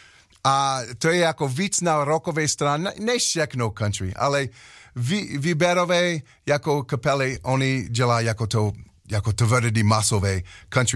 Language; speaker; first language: Czech; non-native, learner; English